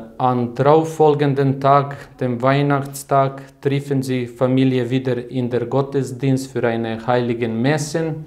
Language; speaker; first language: German; non-native, learner; Croatian